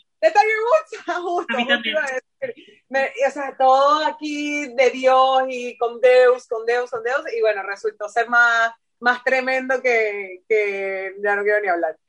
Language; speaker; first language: Spanish; native; Spanish